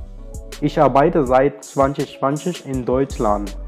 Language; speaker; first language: German; non-native, local second language; Hindi